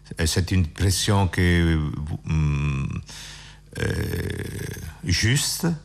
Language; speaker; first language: French; non-native, fluent; Italian